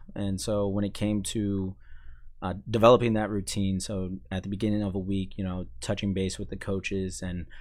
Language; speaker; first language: English; native; English